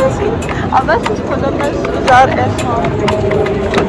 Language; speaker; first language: Spanish; non-native, learner; Russian